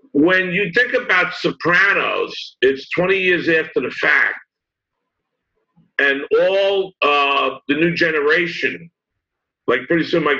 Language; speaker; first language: English; native; English